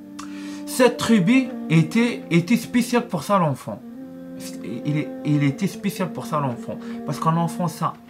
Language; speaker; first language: French; non-native, learner; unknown